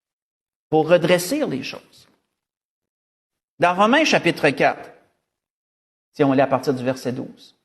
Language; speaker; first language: French; native; French